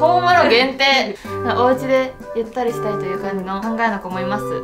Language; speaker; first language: Japanese; native; Japanese